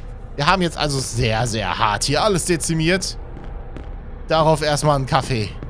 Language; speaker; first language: German; native; German